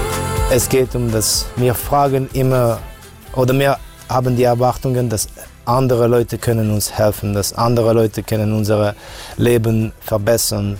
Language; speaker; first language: German; non-native, fluent; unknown